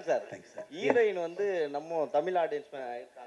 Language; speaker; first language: Tamil; native; Tamil